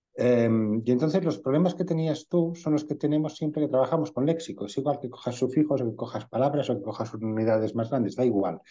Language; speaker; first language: Spanish; native; Spanish